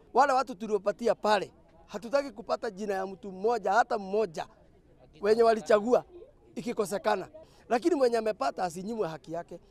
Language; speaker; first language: Swahili; non-native, local second language; Kikuyu